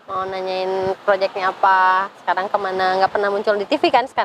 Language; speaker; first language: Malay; non-native, local second language; Sundanese